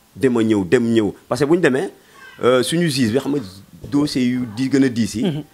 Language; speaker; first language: Wolof; non-native, local second language; Jola-Fonyi